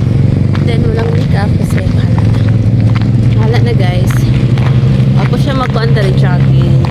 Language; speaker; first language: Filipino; non-native, local second language; Cebuano